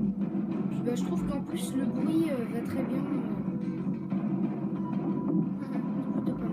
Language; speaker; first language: French; native; French